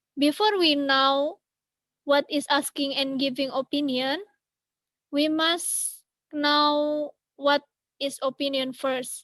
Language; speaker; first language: English; non-native, learner; Indonesian